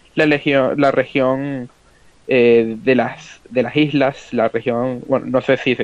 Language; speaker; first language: Spanish; native; Spanish